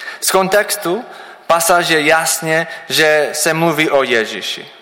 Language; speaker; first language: Czech; non-native, learner; English